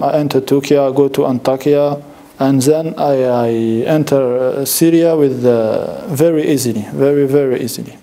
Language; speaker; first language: English; non-native, learner; French